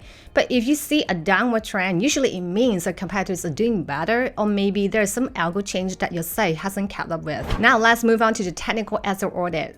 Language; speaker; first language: English; non-native, fluent; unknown